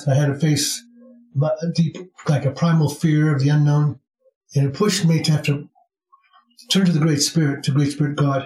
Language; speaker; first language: English; native; English